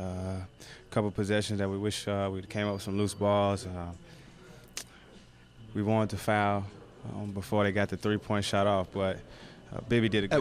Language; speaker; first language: English; native; English